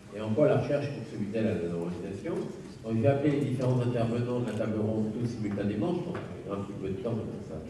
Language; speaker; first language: French; native; French